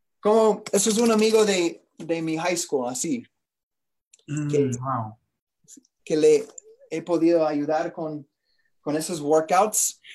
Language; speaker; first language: Spanish; non-native, learner; English